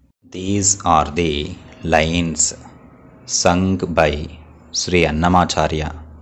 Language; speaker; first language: English; non-native, local second language; Telugu